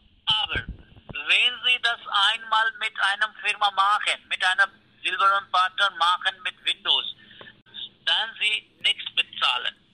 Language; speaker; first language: German; non-native, learner; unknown